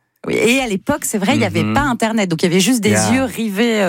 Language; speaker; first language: French; native; French